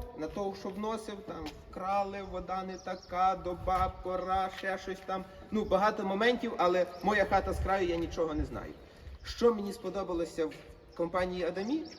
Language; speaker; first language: Ukrainian; native; Ukrainian